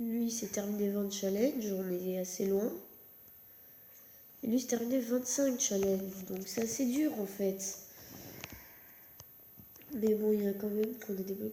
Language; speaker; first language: French; native; French